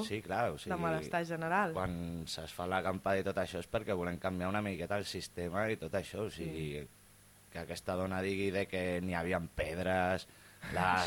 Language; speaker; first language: Catalan; non-native, local second language; Spanish